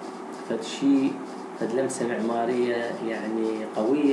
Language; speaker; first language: Arabic; native; Arabic